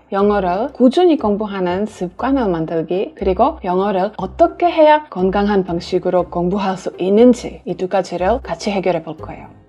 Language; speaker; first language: Korean; non-native, fluent; English